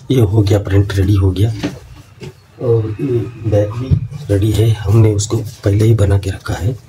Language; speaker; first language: Hindi; non-native, local second language; Kannada